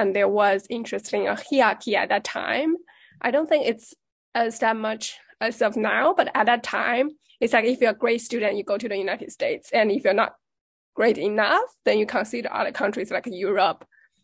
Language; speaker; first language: English; non-native, fluent; Chinese